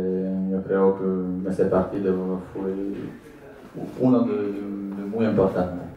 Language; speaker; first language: Spanish; non-native, learner; Polish